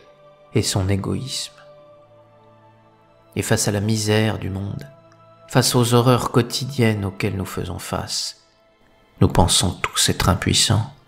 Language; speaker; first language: French; native; French